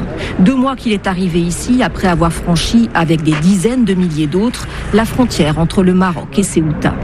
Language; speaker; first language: French; native; French